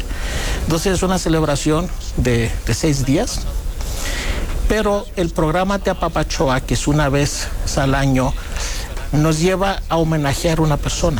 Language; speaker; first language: Spanish; non-native, fluent; Greek